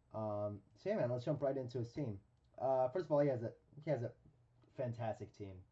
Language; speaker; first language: English; native; English